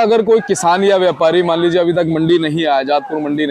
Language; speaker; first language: Hindi; native; Hindi